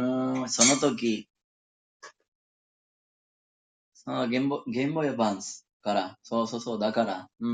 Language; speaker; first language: Japanese; non-native, learner; Spanish